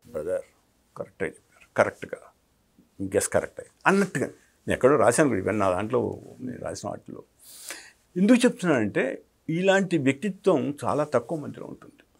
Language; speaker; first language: Telugu; native; Telugu